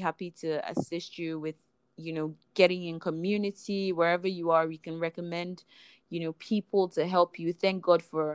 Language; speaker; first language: English; non-native, local second language; Igbo